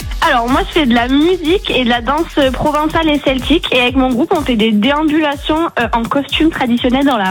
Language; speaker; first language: French; native; French